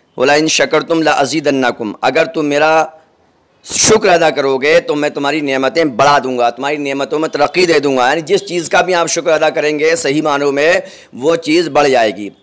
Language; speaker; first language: Urdu; native; Urdu